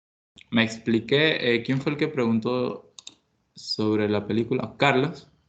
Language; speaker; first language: Spanish; native; Spanish